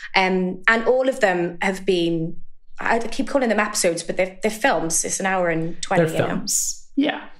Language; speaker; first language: English; native; English